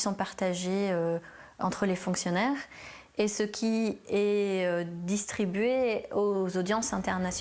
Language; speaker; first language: French; native; French